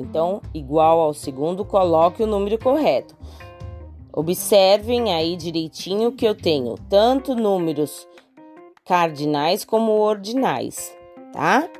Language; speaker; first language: Portuguese; native; Portuguese